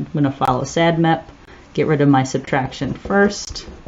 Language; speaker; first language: English; native; English